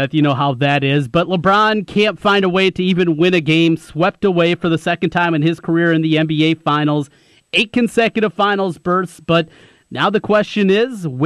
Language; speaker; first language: English; native; English